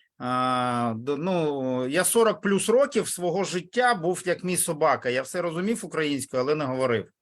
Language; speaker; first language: Ukrainian; non-native, local second language; Russian